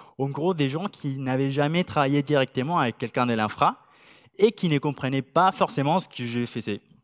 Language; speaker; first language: French; non-native, fluent; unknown